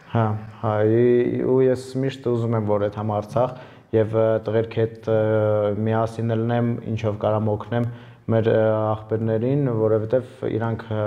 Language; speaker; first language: Armenian; early bilingual, heritage; Armenian